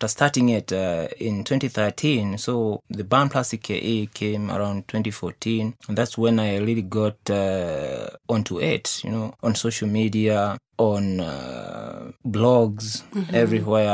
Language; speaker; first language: English; non-native, local second language; Kikuyu